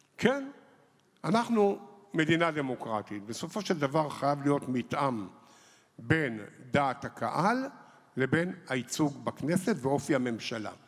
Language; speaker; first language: Hebrew; native; Hebrew